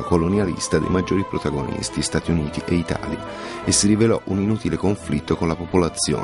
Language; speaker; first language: Italian; native; Italian